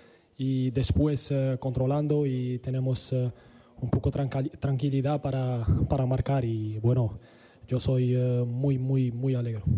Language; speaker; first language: Spanish; non-native, learner; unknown